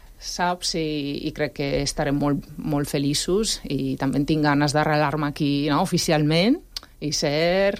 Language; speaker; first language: Catalan; non-native, fluent; Italian